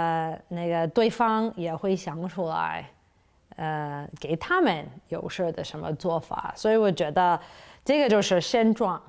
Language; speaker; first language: Chinese; non-native, fluent; English